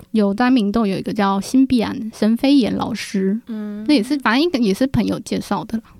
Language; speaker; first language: Chinese; native; Chinese